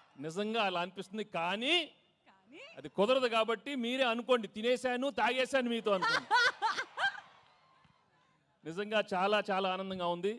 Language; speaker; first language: Telugu; native; Telugu